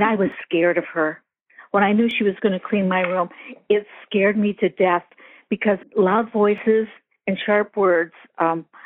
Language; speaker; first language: English; native; English